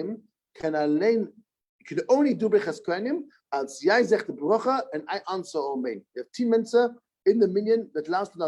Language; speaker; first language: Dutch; non-native, learner; English